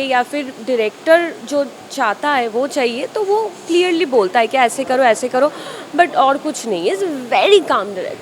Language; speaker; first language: Hindi; non-native, local second language; Bangla